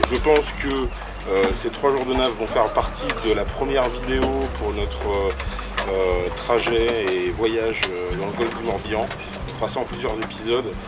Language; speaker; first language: French; native; French